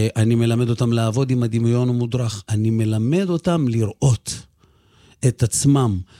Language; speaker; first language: Hebrew; early bilingual, other home language; Russian